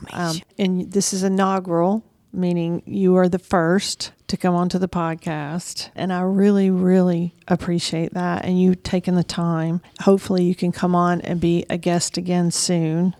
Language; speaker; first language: English; native; English